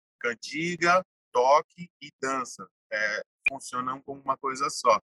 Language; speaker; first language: Portuguese; native; Portuguese